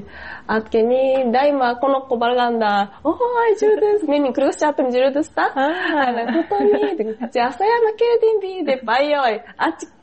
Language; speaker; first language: Kyrgyz; non-native, fluent; Japanese